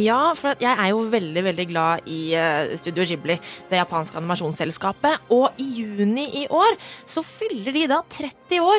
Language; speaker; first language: Norwegian; native; Norwegian